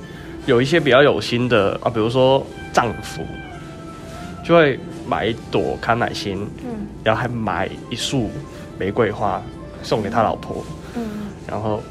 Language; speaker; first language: Chinese; non-native, local second language; Cantonese